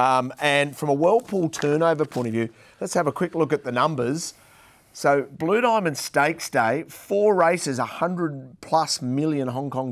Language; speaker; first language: English; native; English